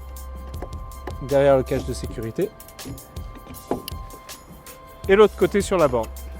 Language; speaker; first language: French; native; French